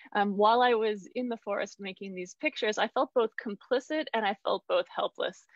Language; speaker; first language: English; native; English